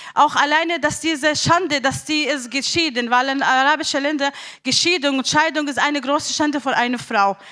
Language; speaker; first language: German; non-native, learner; Arabic